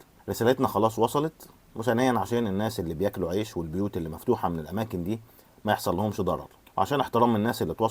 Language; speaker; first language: Arabic; native; Arabic